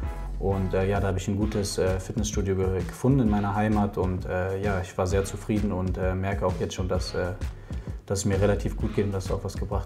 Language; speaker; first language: German; native; German